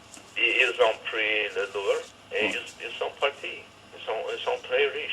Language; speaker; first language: French; non-native, learner; English